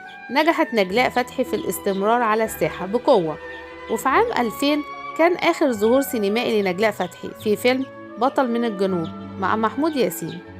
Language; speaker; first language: Arabic; native; Arabic